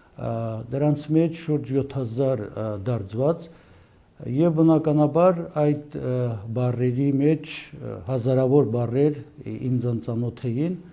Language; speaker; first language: Armenian; native; Armenian